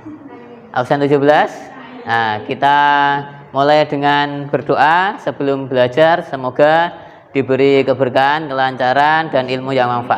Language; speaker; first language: Indonesian; native; Indonesian